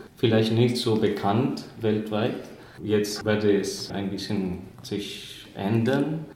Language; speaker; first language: German; non-native, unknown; Spanish